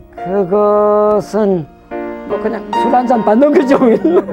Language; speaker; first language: Korean; non-native, fluent; French